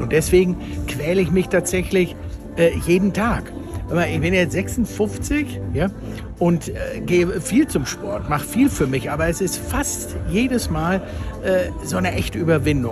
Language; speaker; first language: German; native; German